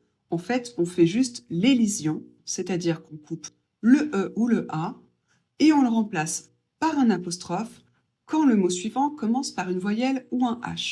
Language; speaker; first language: French; native; French